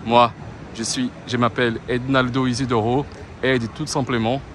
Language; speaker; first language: French; non-native, fluent; Portuguese